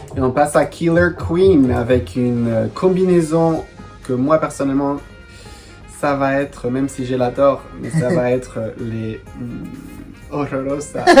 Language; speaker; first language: French; non-native, fluent; Spanish